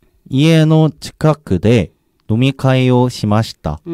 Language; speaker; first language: Japanese; non-native, learner; Korean